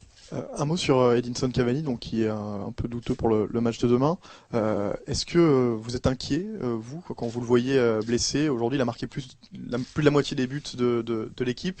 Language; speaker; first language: French; native; French